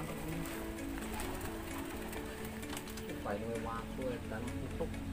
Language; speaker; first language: Indonesian; non-native, local second language; Javanese